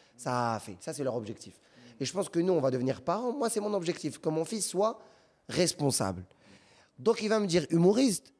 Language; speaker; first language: French; non-native, local second language; Arabic